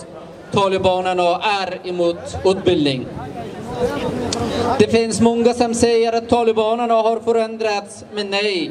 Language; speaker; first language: Swedish; non-native, fluent; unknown